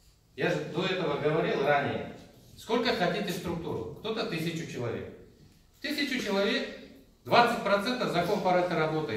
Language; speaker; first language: Russian; non-native, local second language; Kazakh